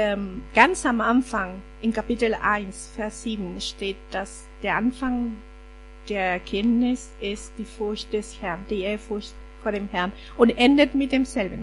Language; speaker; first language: German; non-native, fluent; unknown